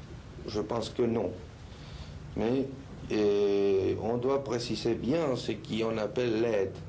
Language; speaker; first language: French; non-native, fluent; Spanish